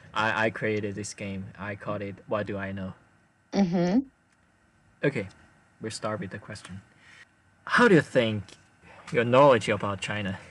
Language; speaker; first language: English; non-native, fluent; Chinese